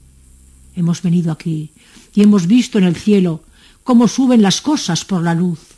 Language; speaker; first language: Spanish; native; Spanish